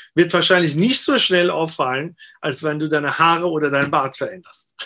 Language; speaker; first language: German; non-native, fluent; Persian